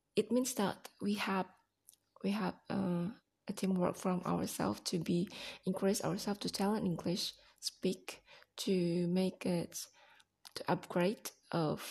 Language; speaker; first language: English; non-native, learner; Indonesian